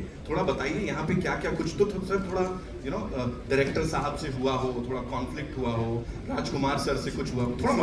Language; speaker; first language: Hindi; native; Hindi